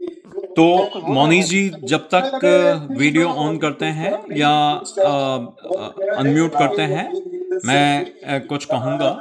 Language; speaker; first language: Hindi; native; Hindi